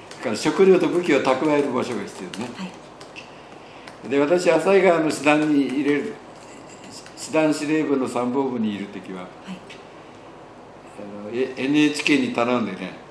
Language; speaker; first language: Japanese; native; Japanese